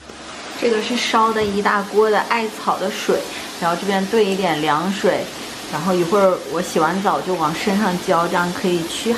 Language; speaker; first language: Chinese; native; Chinese